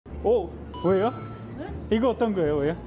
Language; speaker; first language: Korean; non-native, fluent; Russian